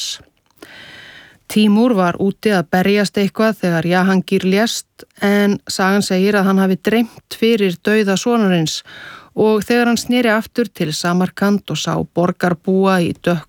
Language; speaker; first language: Icelandic; native; Icelandic